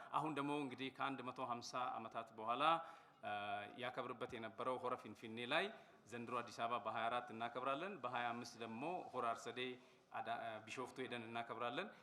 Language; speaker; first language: Amharic; non-native, local second language; Oromo